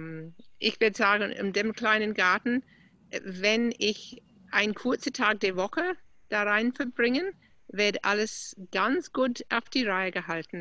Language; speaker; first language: German; non-native, fluent; English